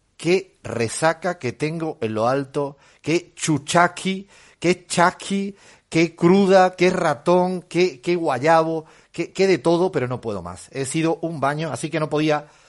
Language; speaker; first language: Spanish; native; Spanish